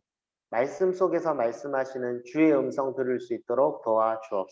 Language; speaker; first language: Korean; native; Korean